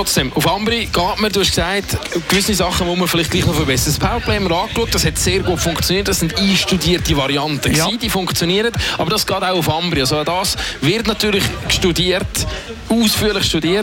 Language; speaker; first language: German; native; German